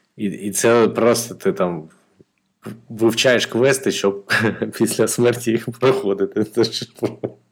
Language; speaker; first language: Ukrainian; non-native, local second language; Russian